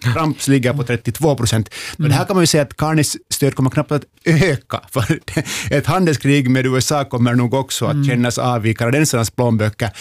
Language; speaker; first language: Swedish; native; Swedish